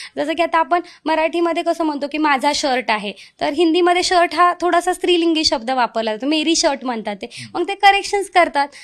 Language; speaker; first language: Marathi; non-native, local second language; Hindi